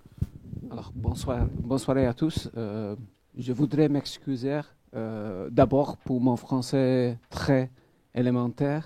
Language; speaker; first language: French; non-native, fluent; Maltese